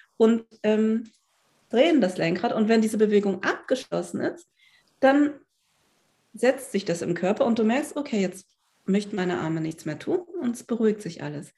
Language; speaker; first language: German; native; German